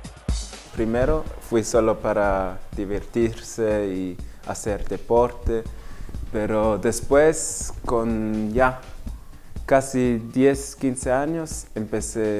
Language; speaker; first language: Spanish; early bilingual, heritage; Spanish